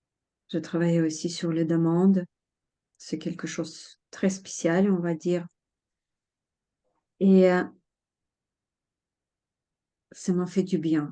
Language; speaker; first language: French; non-native, fluent; Russian